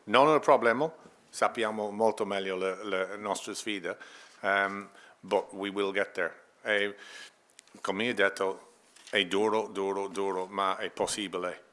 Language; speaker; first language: Italian; non-native, learner; English